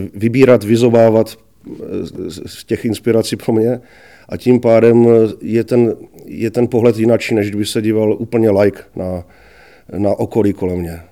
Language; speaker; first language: Czech; native; Czech